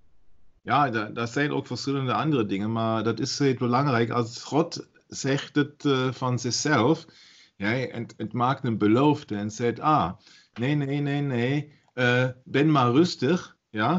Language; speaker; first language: Dutch; non-native, learner; German